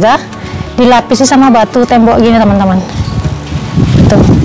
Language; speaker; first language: Indonesian; native; Indonesian